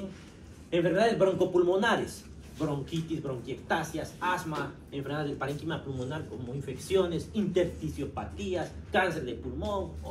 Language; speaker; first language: Spanish; native; Spanish